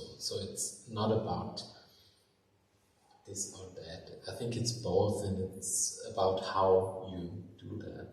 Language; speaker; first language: English; non-native, fluent; German